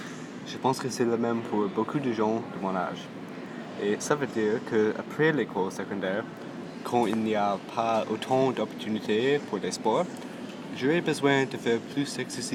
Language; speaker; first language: French; non-native, local second language; English